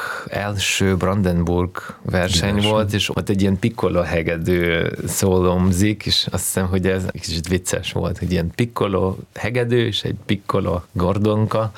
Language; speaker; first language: Hungarian; non-native, fluent; Russian